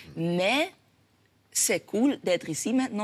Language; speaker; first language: French; non-native, local second language; Dutch